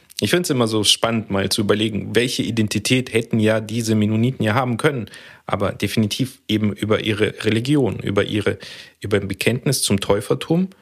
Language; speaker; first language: German; early bilingual, other home language; Russian